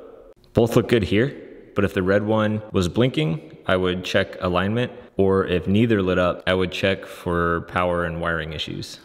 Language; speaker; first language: English; native; English